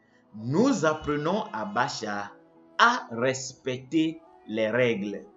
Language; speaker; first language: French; non-native, fluent; English